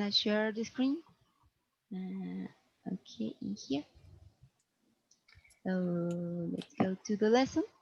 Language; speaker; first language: English; non-native, fluent; Spanish